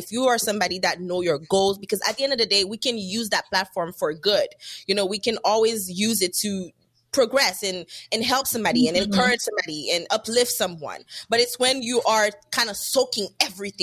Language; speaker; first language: English; non-native, fluent; French